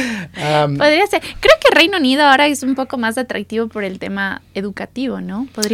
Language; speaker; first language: Spanish; native; Spanish